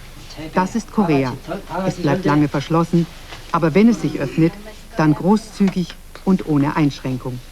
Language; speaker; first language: German; native; German